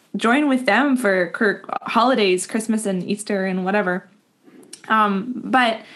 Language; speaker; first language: English; native; English